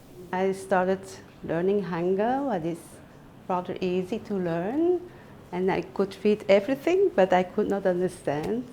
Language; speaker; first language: English; non-native, fluent; Dutch